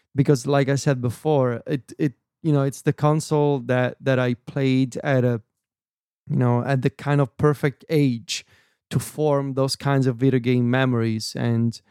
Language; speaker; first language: English; non-native, fluent; Italian